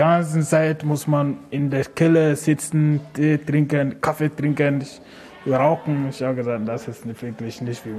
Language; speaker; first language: German; non-native, learner; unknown